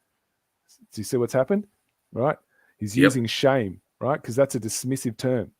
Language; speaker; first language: English; native; English